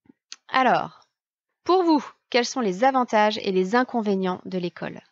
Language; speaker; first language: French; native; French